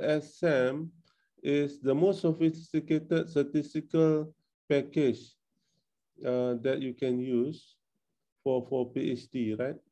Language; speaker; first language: English; non-native, local second language; Malay